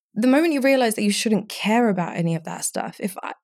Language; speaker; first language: English; early bilingual, other home language; Romanian